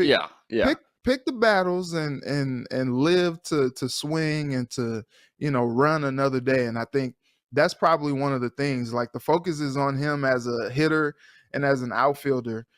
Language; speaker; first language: English; native; English